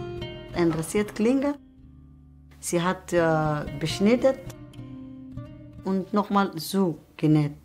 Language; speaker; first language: German; non-native, learner; Somali